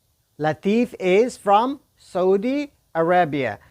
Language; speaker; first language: English; non-native, learner; Pashto